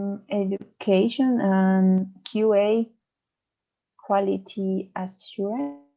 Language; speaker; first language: English; non-native, learner; Spanish